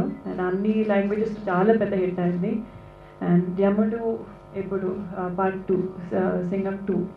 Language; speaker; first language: Telugu; non-native, fluent; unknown